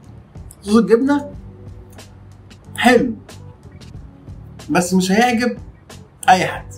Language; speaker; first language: Arabic; native; Arabic